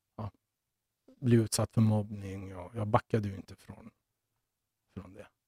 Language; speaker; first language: Swedish; early bilingual, other home language; Persian